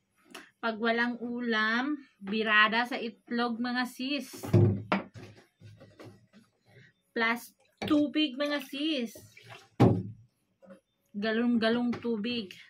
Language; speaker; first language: Filipino; non-native, local second language; Cebuano